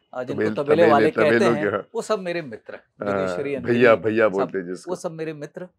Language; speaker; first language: Hindi; native; Hindi